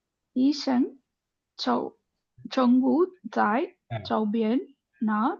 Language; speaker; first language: Chinese; non-native, learner; Tamil